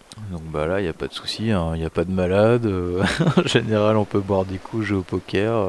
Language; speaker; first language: French; native; French